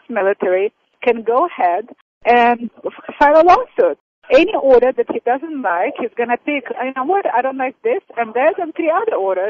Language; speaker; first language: English; non-native, fluent; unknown